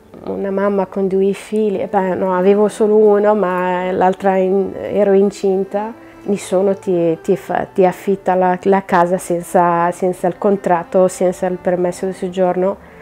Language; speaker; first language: Italian; non-native, fluent; Arabic